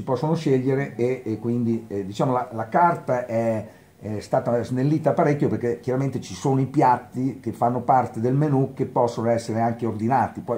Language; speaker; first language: Italian; native; Italian